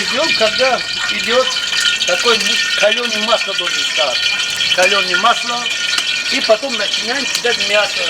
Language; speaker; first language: Russian; non-native, local second language; Tajik